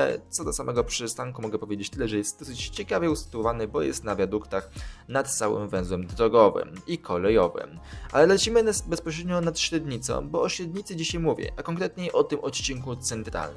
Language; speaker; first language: Polish; native; Polish